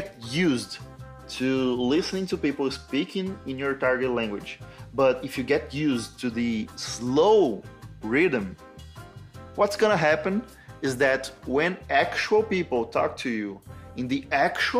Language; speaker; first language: English; non-native, fluent; Portuguese